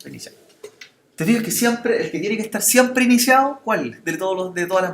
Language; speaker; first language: Spanish; native; Spanish